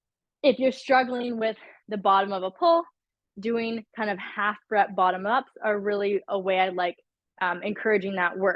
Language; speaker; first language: English; native; English